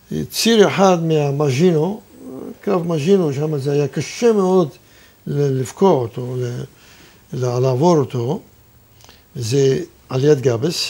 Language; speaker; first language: Hebrew; non-native, fluent; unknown